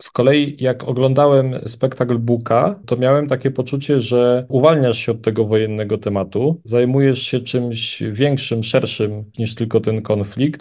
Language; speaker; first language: Polish; native; Polish